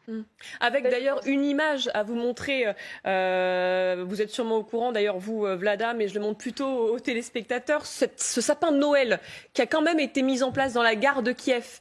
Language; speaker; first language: French; native; French